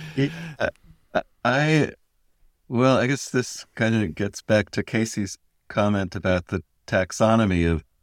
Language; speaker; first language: English; native; English